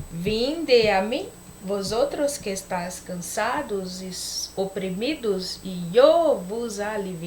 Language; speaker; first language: Spanish; non-native, learner; Portuguese